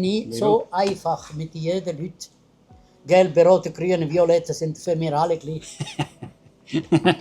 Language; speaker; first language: German; non-native, learner; Italian